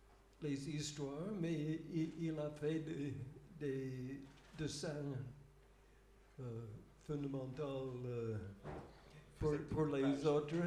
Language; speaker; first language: French; non-native, fluent; English